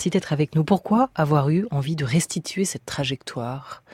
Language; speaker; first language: French; native; French